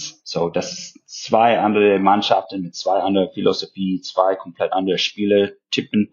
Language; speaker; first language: German; non-native, fluent; English